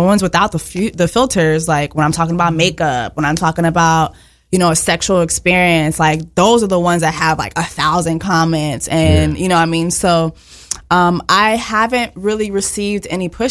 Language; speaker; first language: English; early bilingual, other home language; Haitian Creole